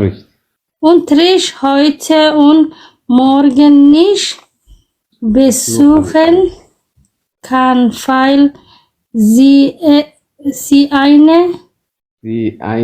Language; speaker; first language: German; non-native, learner; Somali